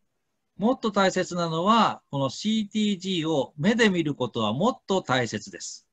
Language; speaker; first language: Japanese; native; Japanese